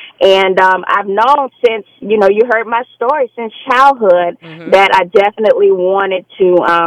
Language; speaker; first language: English; native; English